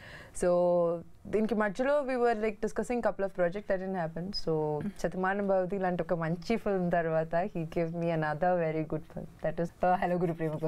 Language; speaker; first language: Telugu; non-native, fluent; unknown